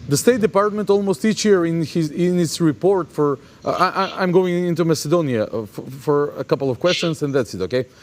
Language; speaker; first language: English; non-native, fluent; Macedonian